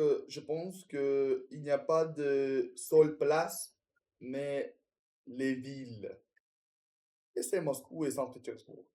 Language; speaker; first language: French; non-native, learner; Russian